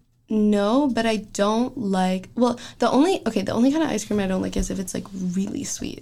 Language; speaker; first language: English; early bilingual, other home language; French